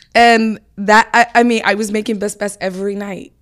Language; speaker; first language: English; native; English